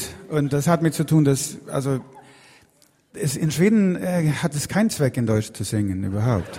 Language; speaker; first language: German; non-native, fluent; Swedish